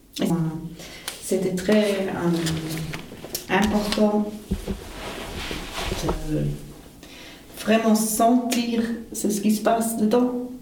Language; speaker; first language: French; non-native, fluent; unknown